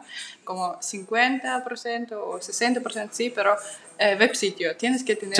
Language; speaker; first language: Spanish; non-native, fluent; Russian